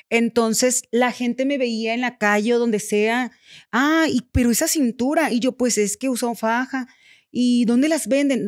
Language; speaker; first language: Spanish; native; Spanish